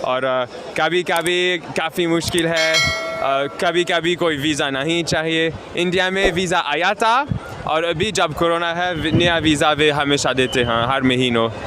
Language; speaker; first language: Hindi; non-native, learner; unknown